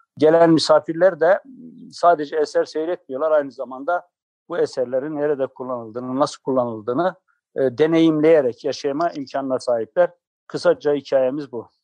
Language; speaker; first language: Turkish; native; Turkish